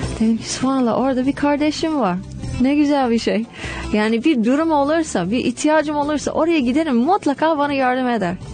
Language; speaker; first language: Turkish; non-native, fluent; English